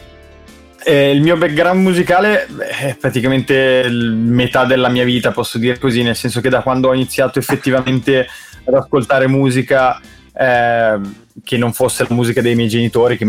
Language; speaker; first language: Italian; native; Italian